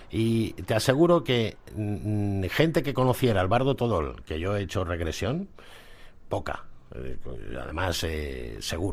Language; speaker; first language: Spanish; native; Spanish